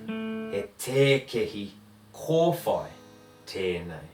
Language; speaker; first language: Māori; non-native, fluent; English